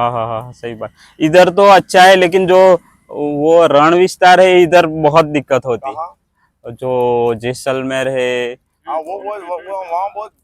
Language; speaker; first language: Hindi; non-native, local second language; Gujarati